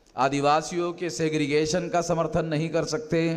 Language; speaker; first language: Hindi; non-native, local second language; Marathi